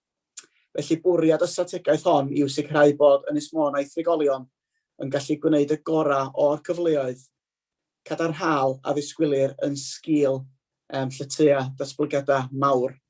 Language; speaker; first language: Welsh; native; Welsh